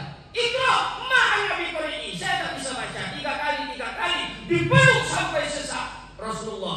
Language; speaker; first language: Indonesian; non-native, local second language; Minangkabau